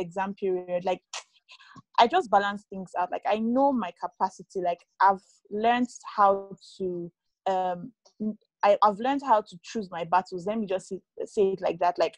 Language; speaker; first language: English; non-native, local second language; Yoruba